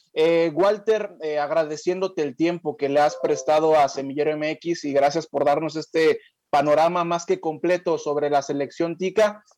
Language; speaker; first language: Spanish; native; Spanish